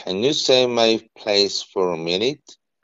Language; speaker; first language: English; non-native, learner; Korean